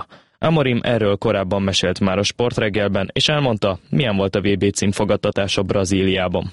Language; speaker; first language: Hungarian; native; Hungarian